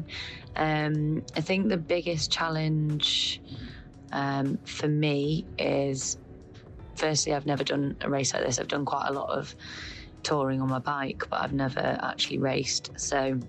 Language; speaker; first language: English; native; English